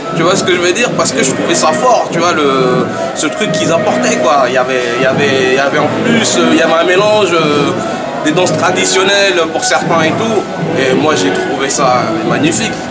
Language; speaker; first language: French; early bilingual, other home language; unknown